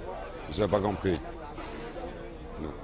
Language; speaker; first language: French; non-native, fluent; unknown